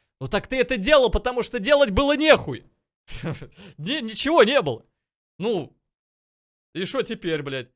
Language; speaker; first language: Russian; native; Russian